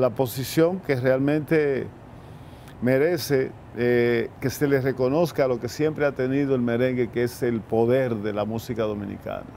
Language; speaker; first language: Spanish; native; Spanish